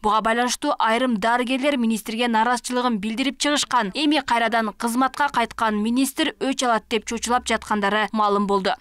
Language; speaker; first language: Kyrgyz; native; Kyrgyz